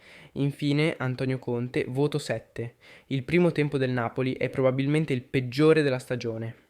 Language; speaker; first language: Italian; native; Italian